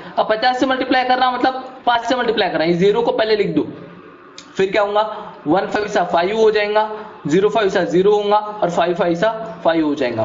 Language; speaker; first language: Hindi; non-native, local second language; Marathi